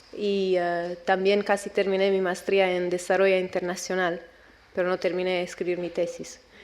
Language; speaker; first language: Spanish; non-native, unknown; Romanian